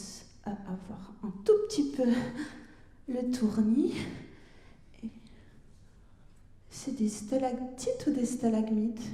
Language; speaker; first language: French; native; French